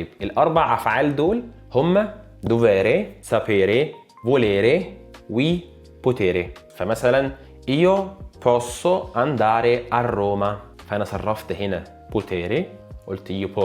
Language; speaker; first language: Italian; non-native, fluent; Arabic